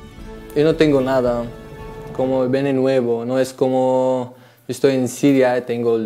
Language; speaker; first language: Spanish; non-native, learner; Arabic